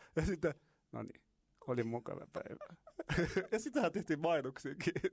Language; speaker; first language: Finnish; non-native, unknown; Arabic